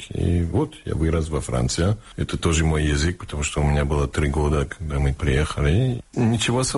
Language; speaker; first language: Russian; early bilingual, heritage; Russian